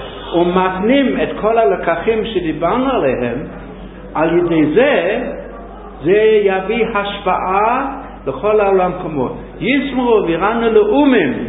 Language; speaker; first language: Hebrew; non-native, fluent; English